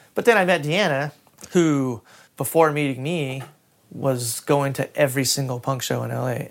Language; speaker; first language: English; native; English